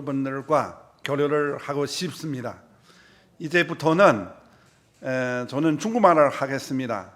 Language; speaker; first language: Korean; non-native, fluent; Chinese